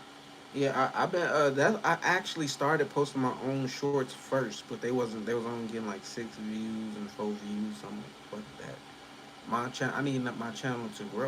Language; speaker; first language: English; native; English